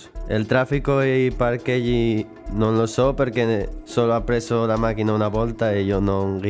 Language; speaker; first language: Italian; non-native, learner; Spanish